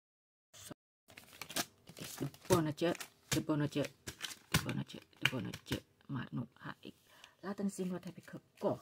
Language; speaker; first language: Dutch; non-native, learner; Indonesian